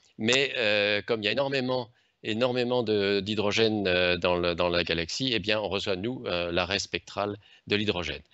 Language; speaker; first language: French; native; French